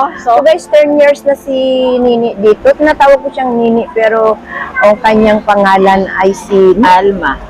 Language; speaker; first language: Filipino; native; Filipino